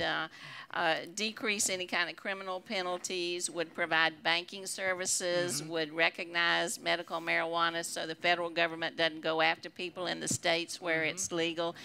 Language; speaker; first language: English; native; English